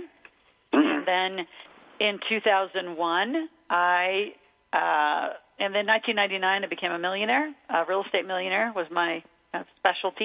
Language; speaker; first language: English; native; English